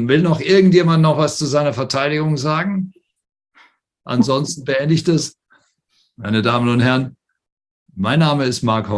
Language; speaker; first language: German; native; German